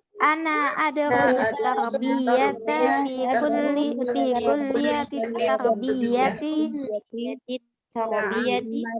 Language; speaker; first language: Arabic; non-native, learner; Indonesian